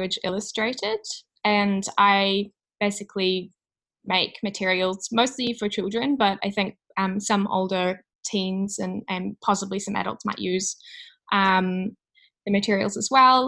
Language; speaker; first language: English; native; English